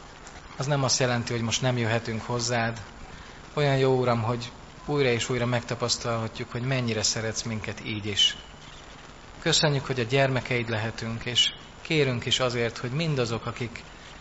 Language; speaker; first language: Hungarian; native; Hungarian